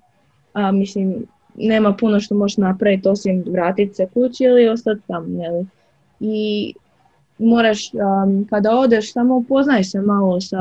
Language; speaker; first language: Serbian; early bilingual, other home language; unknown